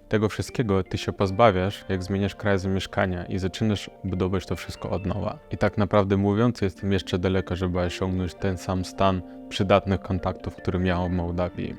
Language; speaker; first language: Polish; non-native, fluent; Russian